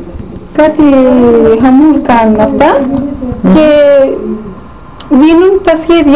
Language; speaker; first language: Greek; non-native, local second language; Turkish